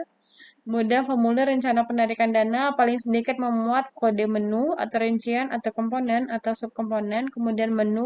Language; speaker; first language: Indonesian; native; Indonesian